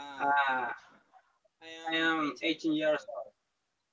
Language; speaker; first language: English; non-native, learner; Spanish